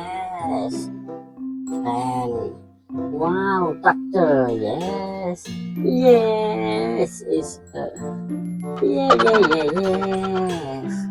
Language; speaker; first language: English; non-native, learner; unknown